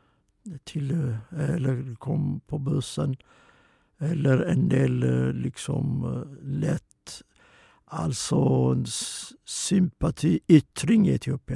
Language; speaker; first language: Swedish; non-native, fluent; Oromo